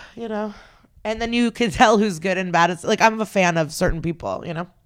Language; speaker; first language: English; early bilingual, other home language; Russian